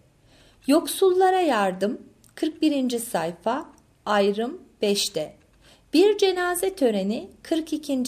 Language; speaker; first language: Turkish; native; Turkish